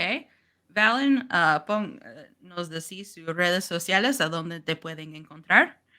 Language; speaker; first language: Spanish; non-native, learner; English